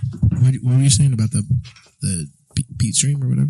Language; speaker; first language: English; native; English